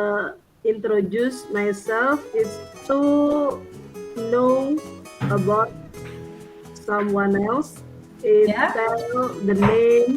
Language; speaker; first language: English; non-native, learner; Indonesian